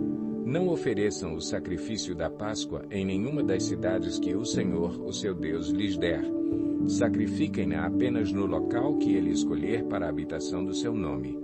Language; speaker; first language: Portuguese; native; Portuguese